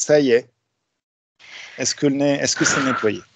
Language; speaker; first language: French; native; French